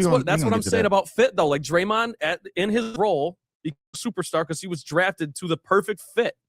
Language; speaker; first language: English; native; English